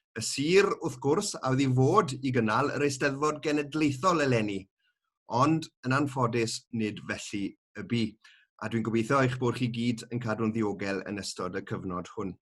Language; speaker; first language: Welsh; native; Welsh